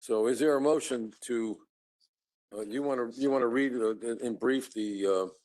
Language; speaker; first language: English; native; English